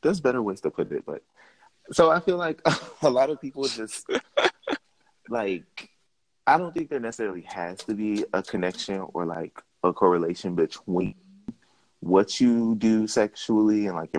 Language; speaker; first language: English; native; English